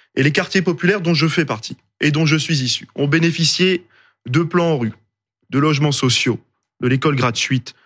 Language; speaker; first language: French; native; French